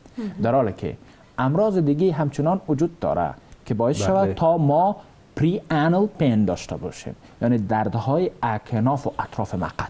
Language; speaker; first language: Persian; native; Persian